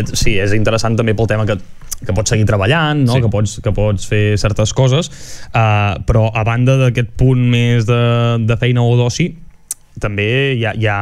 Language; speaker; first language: Catalan; native; Catalan